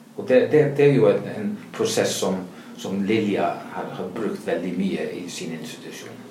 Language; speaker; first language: Norwegian; non-native, fluent; Icelandic